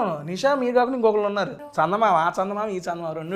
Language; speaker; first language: Telugu; native; Telugu